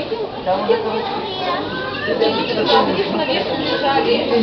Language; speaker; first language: Russian; native; Russian